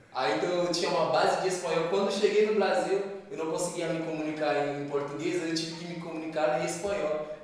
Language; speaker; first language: Portuguese; non-native, fluent; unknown